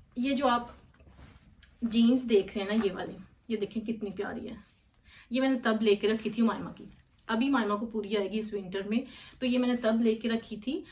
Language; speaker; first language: Urdu; native; Urdu